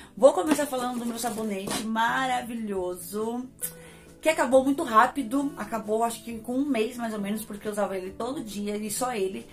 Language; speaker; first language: Portuguese; native; Portuguese